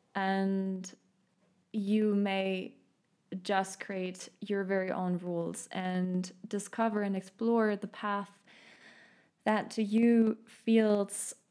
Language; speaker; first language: English; non-native, fluent; German